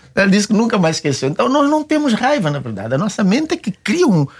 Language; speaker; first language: Portuguese; non-native, local second language; Kabuverdianu